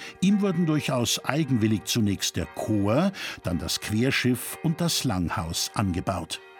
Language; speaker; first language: German; native; German